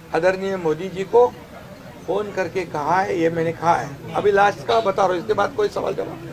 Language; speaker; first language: Hindi; non-native, local second language; Marathi